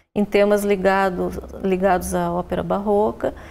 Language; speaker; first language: Portuguese; native; Portuguese